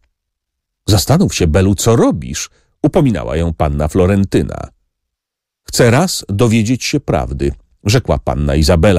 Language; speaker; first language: Polish; native; Polish